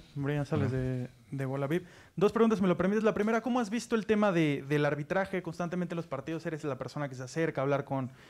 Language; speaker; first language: Spanish; non-native, fluent; Portuguese